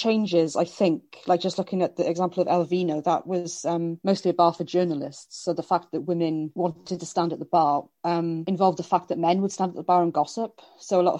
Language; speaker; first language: English; native; English